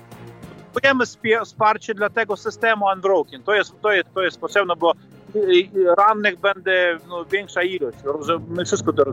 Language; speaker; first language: Polish; non-native, fluent; Ukrainian